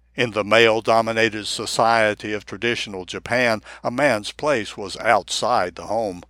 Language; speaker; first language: English; non-native, fluent; Japanese